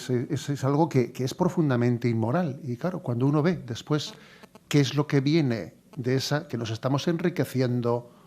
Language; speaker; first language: Spanish; native; Spanish